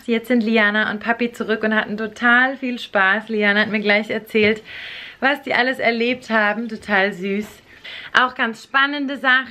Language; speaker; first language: German; native; German